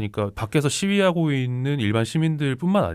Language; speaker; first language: Korean; native; Korean